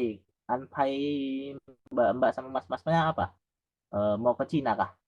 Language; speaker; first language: Indonesian; native; Indonesian